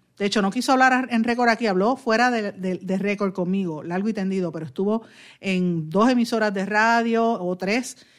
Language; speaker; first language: Spanish; native; Spanish